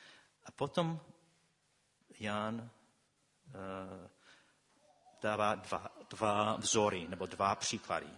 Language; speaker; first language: Czech; non-native, fluent; English